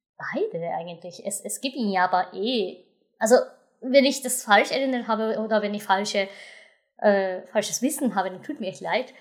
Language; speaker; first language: German; non-native, fluent; Japanese